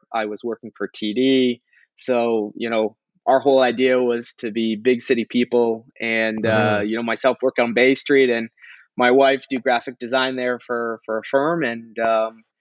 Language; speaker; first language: English; native; English